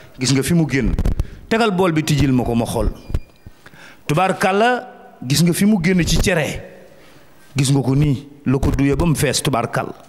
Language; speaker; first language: Wolof; native; Wolof